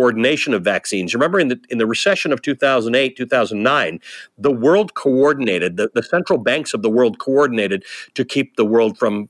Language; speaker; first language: English; native; English